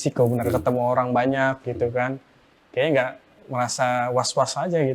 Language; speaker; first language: Indonesian; native; Indonesian